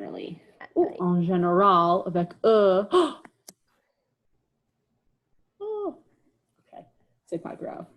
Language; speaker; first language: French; non-native, fluent; English